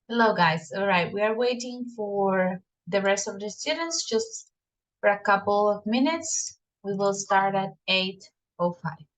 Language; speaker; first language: English; non-native, fluent; Spanish